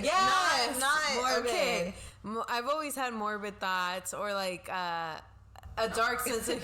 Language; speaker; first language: English; non-native, local second language; Spanish